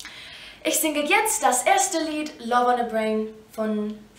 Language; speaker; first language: German; non-native, fluent; Persian